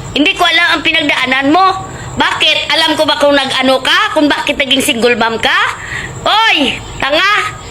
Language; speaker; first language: Filipino; non-native, local second language; Hiligaynon